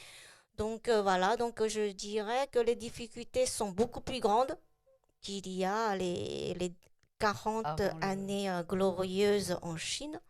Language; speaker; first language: French; non-native, fluent; Chinese